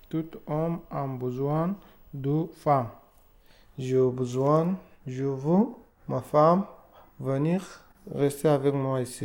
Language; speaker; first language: French; non-native, learner; Arabic